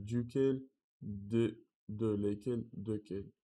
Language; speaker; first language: French; non-native, learner; Russian